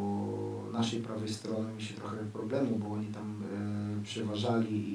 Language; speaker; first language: Polish; non-native, learner; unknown